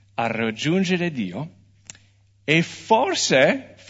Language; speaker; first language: Italian; non-native, fluent; English